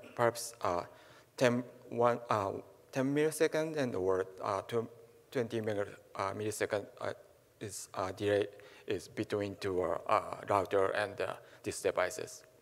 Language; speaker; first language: English; non-native, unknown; Japanese